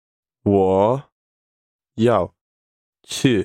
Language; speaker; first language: Chinese; non-native, learner; English